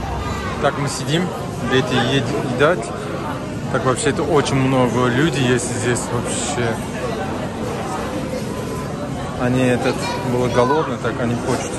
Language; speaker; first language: Russian; non-native, learner; Turkish